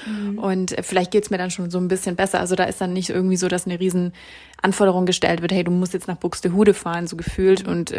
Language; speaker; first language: German; native; German